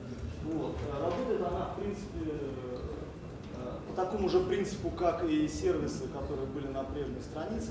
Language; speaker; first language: Russian; native; Russian